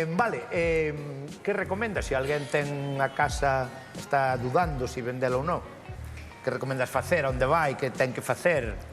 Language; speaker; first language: Galician; native; Galician